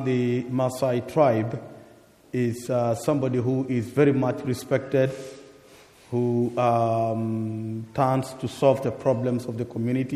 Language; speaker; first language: English; non-native, local second language; Masai